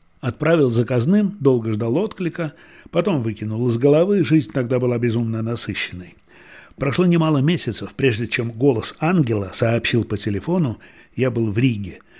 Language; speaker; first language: Russian; native; Russian